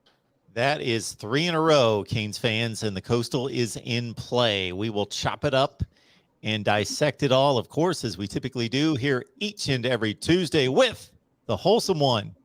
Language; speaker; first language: English; native; English